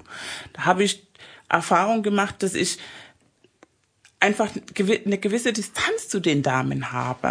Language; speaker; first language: German; early bilingual, other home language; Spanish